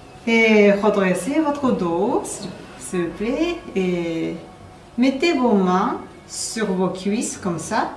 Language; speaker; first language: French; non-native, fluent; Japanese